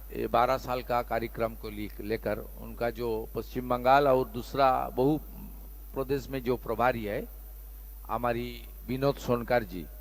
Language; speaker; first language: Hindi; non-native, local second language; Bangla